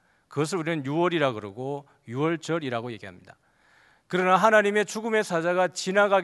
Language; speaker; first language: Korean; native; Korean